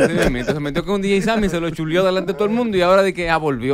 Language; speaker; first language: Spanish; native; Spanish